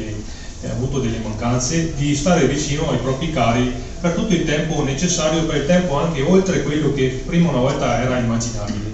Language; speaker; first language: Italian; native; Italian